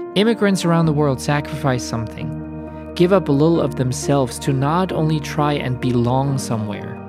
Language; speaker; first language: English; non-native, fluent; German